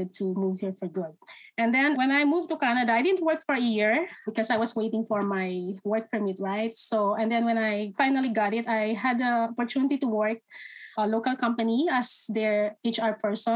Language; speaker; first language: English; non-native, local second language; Filipino